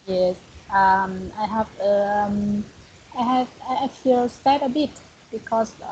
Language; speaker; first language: English; non-native, learner; Vietnamese